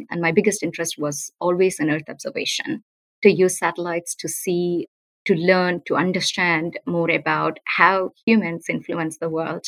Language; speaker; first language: English; non-native, local second language; Tamil